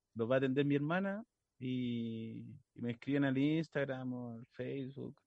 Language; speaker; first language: Spanish; native; Spanish